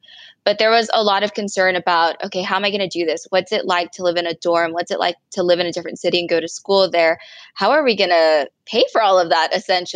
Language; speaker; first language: English; native; English